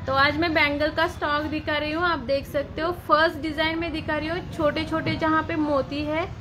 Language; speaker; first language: Hindi; non-native, local second language; Marathi